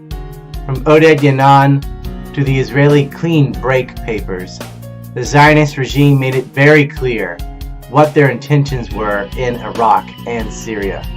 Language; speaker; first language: English; native; English